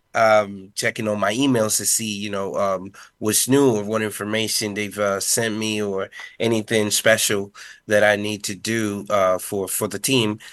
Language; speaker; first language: English; non-native, fluent; Spanish